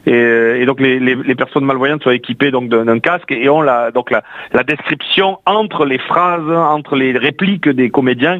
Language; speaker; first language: French; native; French